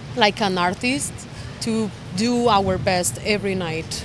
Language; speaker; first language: English; non-native, fluent; Spanish